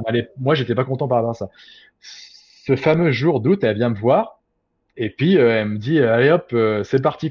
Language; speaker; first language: French; native; French